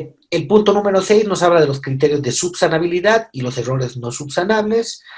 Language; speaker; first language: Spanish; native; Spanish